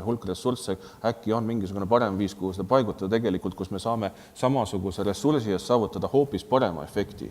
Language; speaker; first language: Estonian; native; Estonian